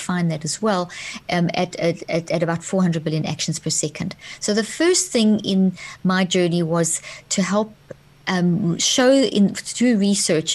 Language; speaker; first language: English; native; English